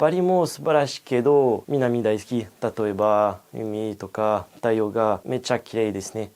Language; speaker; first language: Japanese; non-native, learner; French